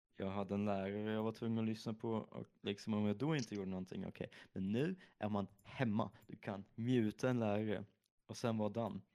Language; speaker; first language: Swedish; early bilingual, other home language; German